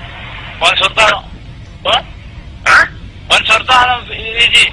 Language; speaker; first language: Arabic; non-native, learner; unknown